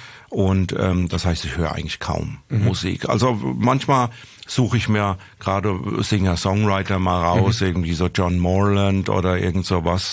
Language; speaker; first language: German; native; German